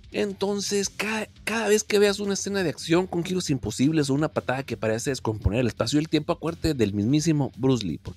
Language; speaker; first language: Spanish; native; Spanish